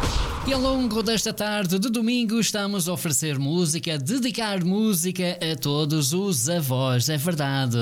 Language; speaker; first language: Portuguese; native; Portuguese